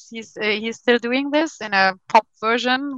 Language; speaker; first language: English; non-native, fluent; German